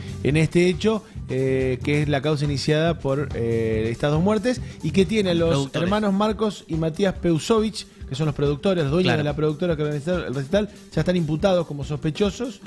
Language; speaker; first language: Spanish; native; Spanish